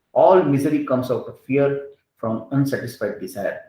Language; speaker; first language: English; non-native, local second language; Hindi